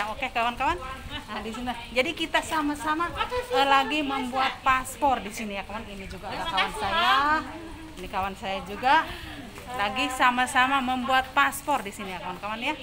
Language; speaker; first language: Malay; non-native, local second language; Sundanese